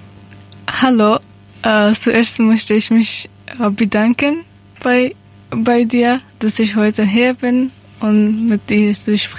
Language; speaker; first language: German; non-native, learner; Persian